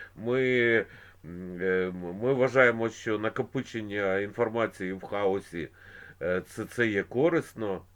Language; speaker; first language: Ukrainian; non-native, local second language; Russian